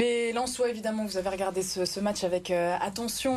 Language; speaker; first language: French; native; French